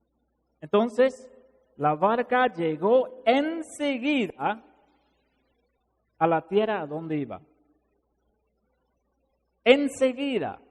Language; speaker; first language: Spanish; non-native, fluent; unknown